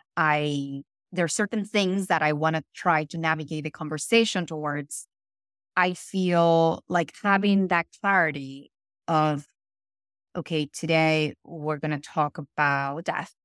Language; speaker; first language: English; non-native, fluent; Spanish